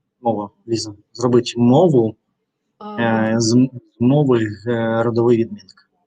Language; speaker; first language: Ukrainian; non-native, learner; Russian